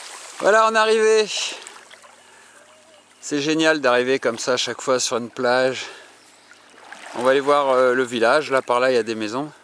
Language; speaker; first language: French; native; French